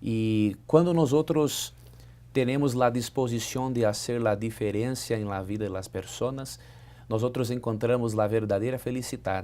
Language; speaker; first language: Spanish; non-native, fluent; Portuguese